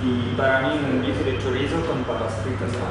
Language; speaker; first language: Spanish; non-native, learner; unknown